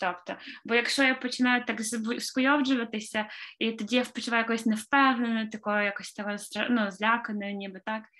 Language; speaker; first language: Ukrainian; native; Ukrainian